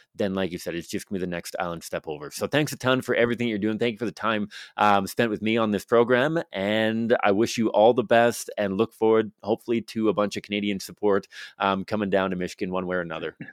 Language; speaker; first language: English; native; English